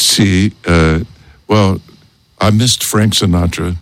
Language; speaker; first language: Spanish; non-native, learner; English